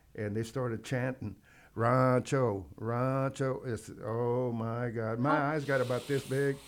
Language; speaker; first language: English; native; English